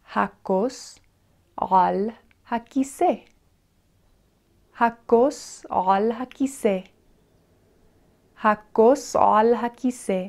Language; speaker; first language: Hebrew; non-native, fluent; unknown